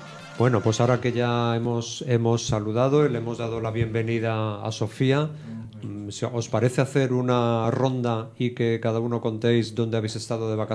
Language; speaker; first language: Spanish; native; Spanish